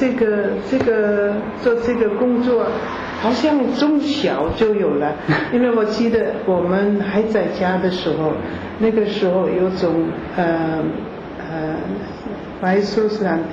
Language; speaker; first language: Chinese; non-native, fluent; German